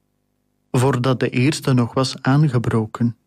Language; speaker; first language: Dutch; native; Dutch